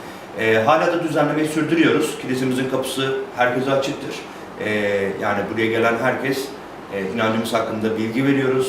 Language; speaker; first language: Turkish; native; Turkish